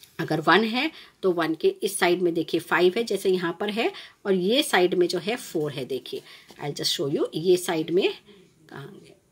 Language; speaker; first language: Hindi; non-native, local second language; Gujarati